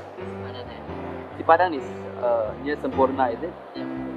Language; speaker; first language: English; non-native, local second language; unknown